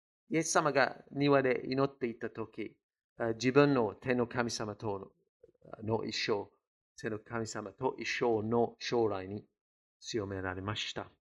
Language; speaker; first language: Japanese; non-native, fluent; English